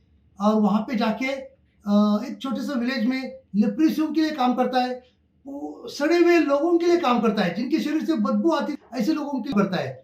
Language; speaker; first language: Hindi; non-native, local second language; Marathi